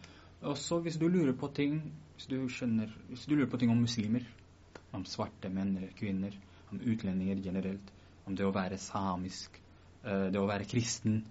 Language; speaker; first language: Norwegian; early bilingual, other home language; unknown